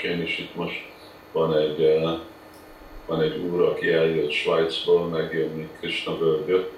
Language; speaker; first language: Hungarian; early bilingual, heritage; Hungarian